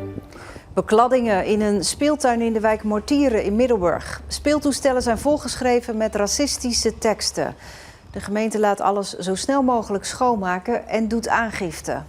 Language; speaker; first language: Dutch; native; Dutch